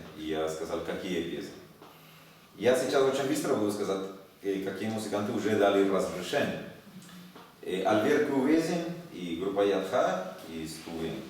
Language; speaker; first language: Russian; non-native, learner; Spanish